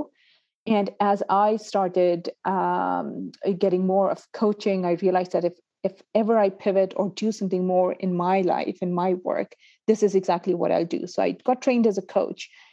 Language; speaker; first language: English; non-native, local second language; Urdu